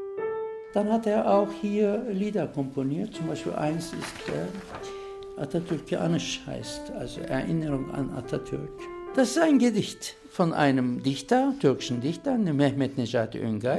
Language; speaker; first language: German; non-native, fluent; Turkish